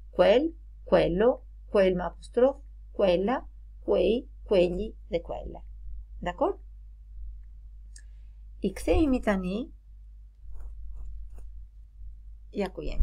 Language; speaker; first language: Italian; non-native, fluent; Albanian